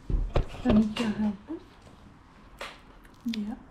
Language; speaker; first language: German; early bilingual, heritage; Bosnian